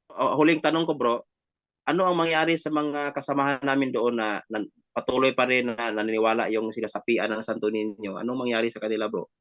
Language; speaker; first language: Filipino; non-native, local second language; Hiligaynon